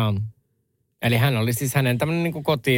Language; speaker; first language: Finnish; native; Finnish